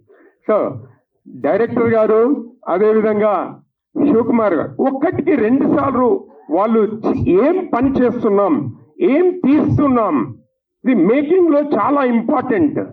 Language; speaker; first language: Telugu; native; Telugu